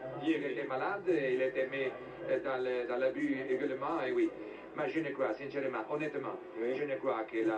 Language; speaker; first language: French; non-native, fluent; Italian